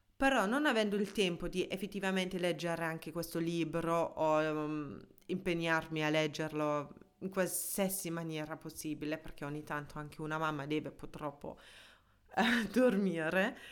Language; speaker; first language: Italian; non-native, fluent; German